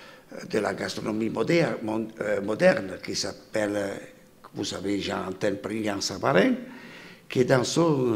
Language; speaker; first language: French; non-native, fluent; Italian